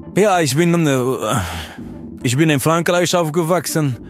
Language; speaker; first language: German; non-native, learner; French